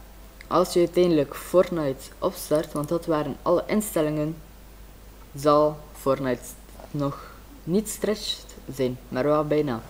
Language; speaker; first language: Dutch; native; Dutch